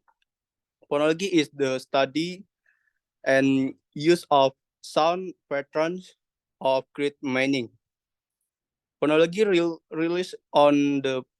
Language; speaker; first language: English; non-native, learner; Indonesian